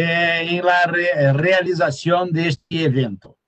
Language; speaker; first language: Spanish; non-native, learner; Portuguese